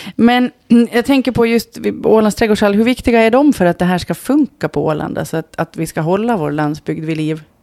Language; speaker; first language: Swedish; native; Swedish